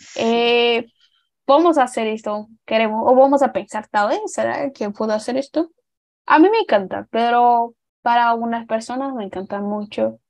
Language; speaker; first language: Spanish; non-native, learner; Portuguese